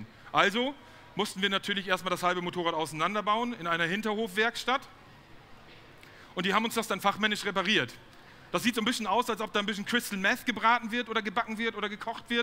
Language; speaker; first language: German; native; German